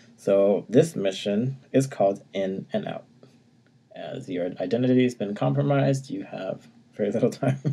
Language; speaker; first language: English; native; English